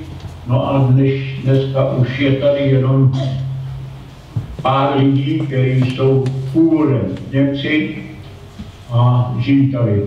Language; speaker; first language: Czech; non-native, local second language; German